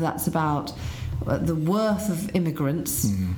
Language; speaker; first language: English; native; English